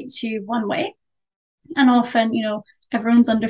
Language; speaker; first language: English; native; English